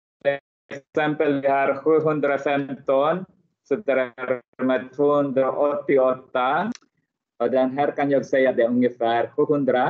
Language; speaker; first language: Swedish; non-native, fluent; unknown